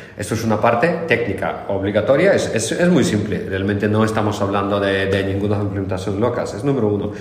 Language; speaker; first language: Spanish; non-native, fluent; Russian